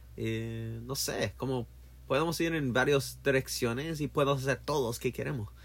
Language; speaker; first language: Spanish; non-native, learner; English